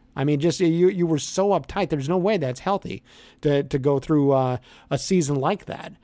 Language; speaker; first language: English; native; English